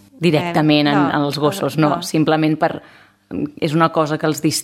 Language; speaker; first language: Catalan; native; Catalan